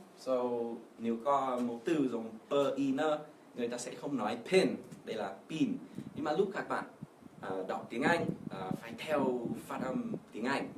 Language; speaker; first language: Vietnamese; non-native, fluent; English